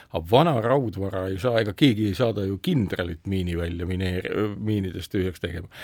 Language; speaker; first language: Estonian; native; Estonian